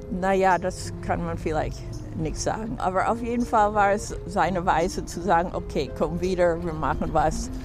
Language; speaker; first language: German; non-native, fluent; English